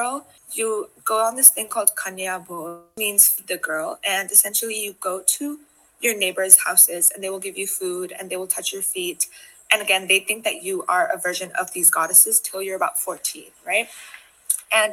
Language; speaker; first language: English; non-native, local second language; Hindi